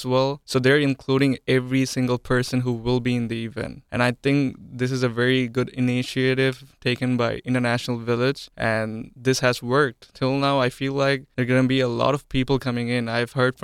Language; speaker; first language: English; non-native, local second language; Bangla